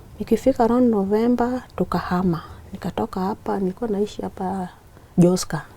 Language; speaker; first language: Swahili; non-native, local second language; Luo (Kenya and Tanzania)